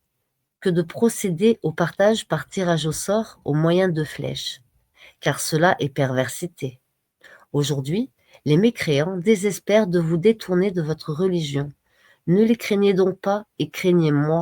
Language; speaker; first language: French; native; French